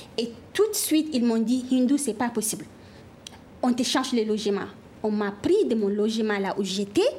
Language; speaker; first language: French; non-native, local second language; Fula